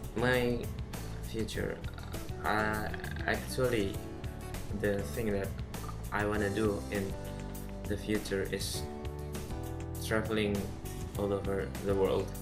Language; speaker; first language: English; non-native, local second language; Indonesian